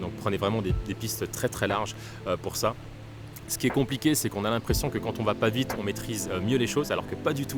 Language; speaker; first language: French; native; French